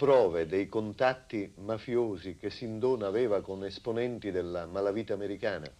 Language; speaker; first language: Italian; native; Italian